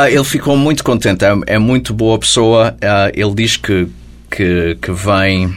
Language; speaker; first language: Portuguese; early bilingual, heritage; Portuguese